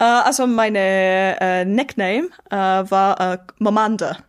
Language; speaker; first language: German; non-native, local second language; French